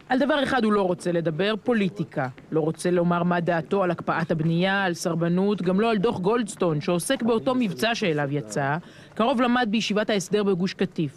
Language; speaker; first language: Hebrew; native; Hebrew